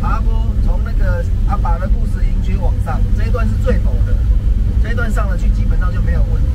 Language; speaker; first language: Chinese; native; Chinese